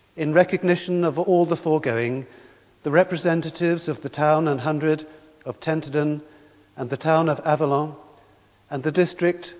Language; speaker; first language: English; native; English